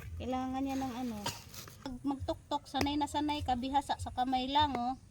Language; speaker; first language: Filipino; non-native, local second language; Cebuano